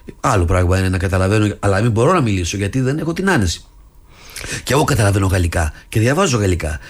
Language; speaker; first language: Greek; early bilingual, other home language; English